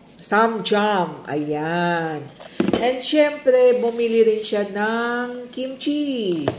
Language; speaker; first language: Filipino; native; Filipino